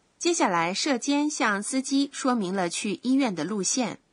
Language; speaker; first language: Chinese; native; Chinese